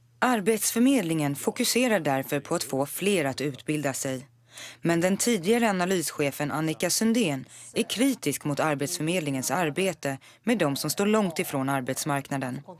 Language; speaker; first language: Swedish; native; Swedish